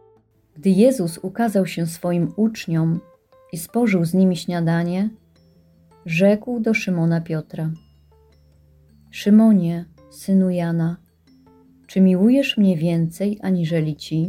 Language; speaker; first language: Polish; native; Polish